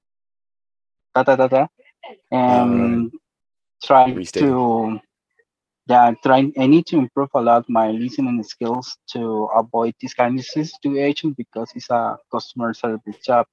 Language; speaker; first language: English; non-native, learner; Spanish